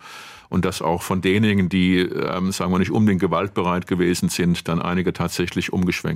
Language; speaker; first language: German; native; German